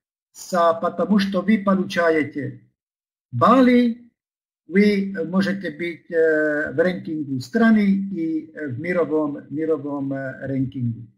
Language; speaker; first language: Russian; non-native, learner; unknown